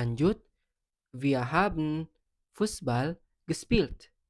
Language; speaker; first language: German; non-native, fluent; Indonesian